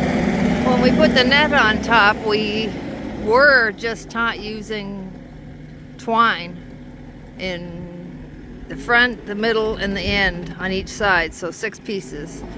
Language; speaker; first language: English; native; English